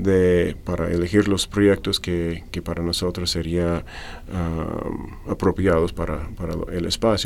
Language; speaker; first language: Spanish; non-native, fluent; English